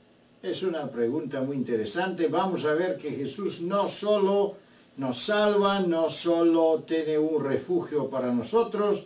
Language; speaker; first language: Spanish; non-native, fluent; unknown